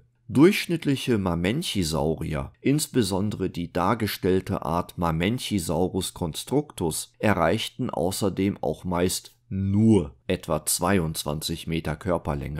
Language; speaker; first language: German; native; German